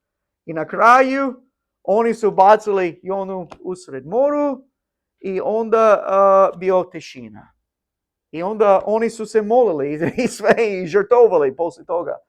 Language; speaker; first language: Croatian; non-native, learner; English